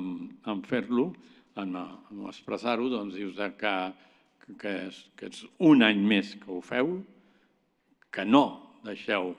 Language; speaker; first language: Catalan; native; Catalan